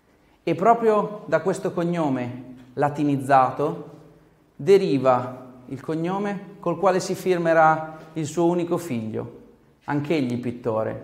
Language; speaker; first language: Italian; native; Italian